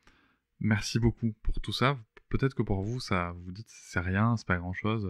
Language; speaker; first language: French; native; French